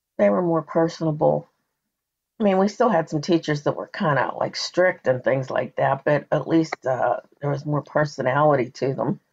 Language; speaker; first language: English; native; English